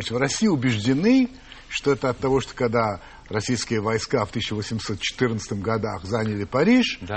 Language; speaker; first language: Russian; non-native, fluent; French